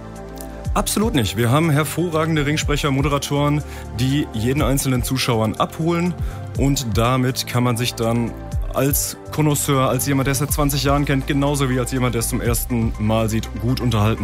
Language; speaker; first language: German; native; German